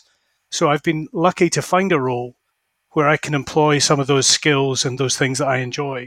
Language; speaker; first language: English; native; English